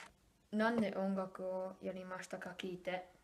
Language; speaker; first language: Japanese; non-native, learner; English